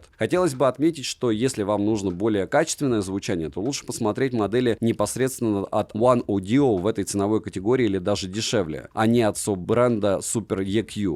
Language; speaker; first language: Russian; native; Russian